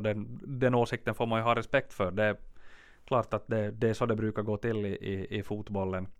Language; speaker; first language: Swedish; native; Swedish